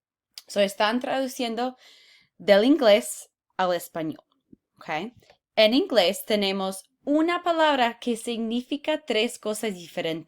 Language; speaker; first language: Spanish; non-native, fluent; English